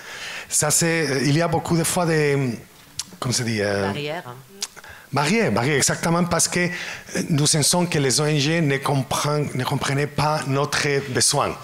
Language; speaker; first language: French; non-native, learner; Spanish